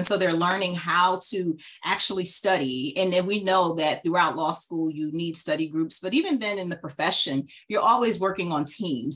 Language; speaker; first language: English; native; English